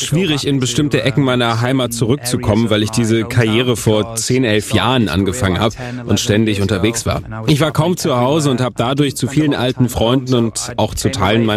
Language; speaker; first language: German; non-native, fluent; English